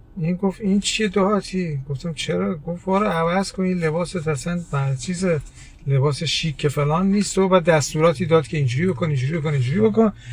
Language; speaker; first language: Persian; early bilingual, heritage; Persian